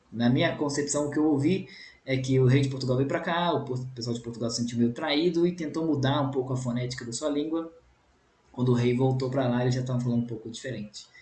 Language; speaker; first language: Portuguese; native; Portuguese